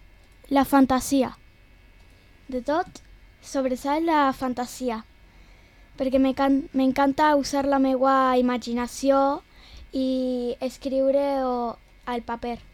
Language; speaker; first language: Catalan; non-native, local second language; Spanish